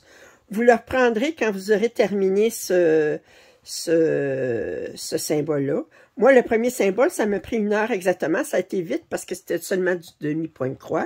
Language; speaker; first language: French; native; French